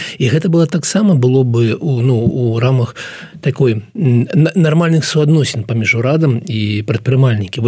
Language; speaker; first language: Belarusian; non-native, local second language; Russian